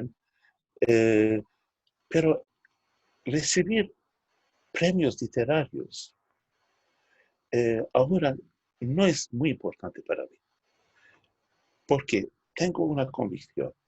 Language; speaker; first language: Spanish; non-native, fluent; Turkish